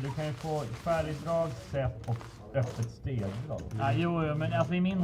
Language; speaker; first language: Swedish; native; Swedish